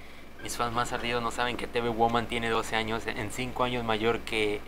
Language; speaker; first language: Spanish; native; Spanish